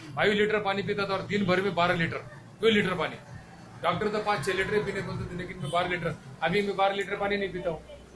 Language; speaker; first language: Hindi; non-native, local second language; Marathi